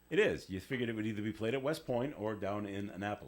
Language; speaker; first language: English; native; English